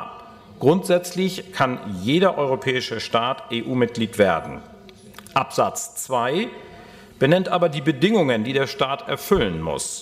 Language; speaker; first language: German; native; German